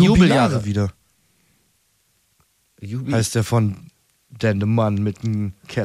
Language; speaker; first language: German; native; German